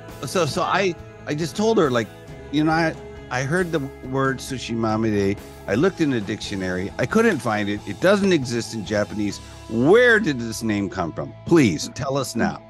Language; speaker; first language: English; native; English